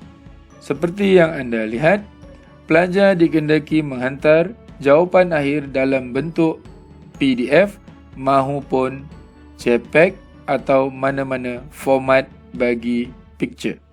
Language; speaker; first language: Malay; native; Malay